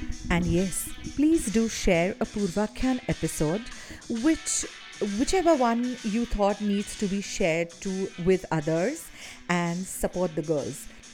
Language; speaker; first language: English; non-native, local second language; Marathi